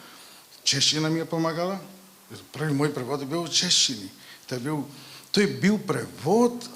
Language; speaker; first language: Slovenian; non-native, fluent; Macedonian